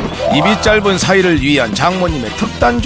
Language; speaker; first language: Korean; native; Korean